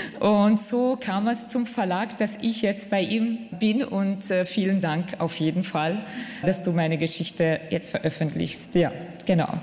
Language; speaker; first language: German; non-native, fluent; Central Kurdish